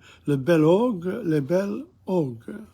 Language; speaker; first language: French; non-native, fluent; English